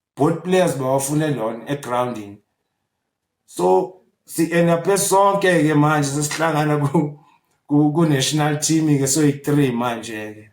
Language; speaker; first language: Zulu; native; Zulu